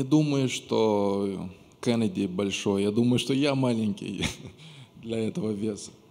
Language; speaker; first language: Russian; non-native, local second language; Romanian